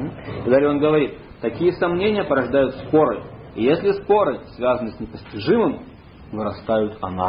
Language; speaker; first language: Russian; native; Russian